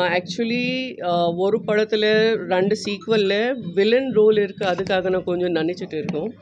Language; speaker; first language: Tamil; non-native, learner; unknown